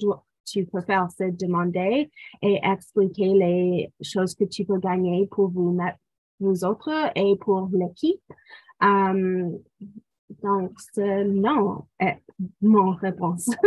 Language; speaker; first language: French; non-native, local second language; English